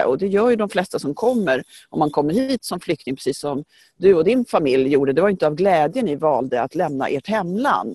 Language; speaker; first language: Swedish; native; Swedish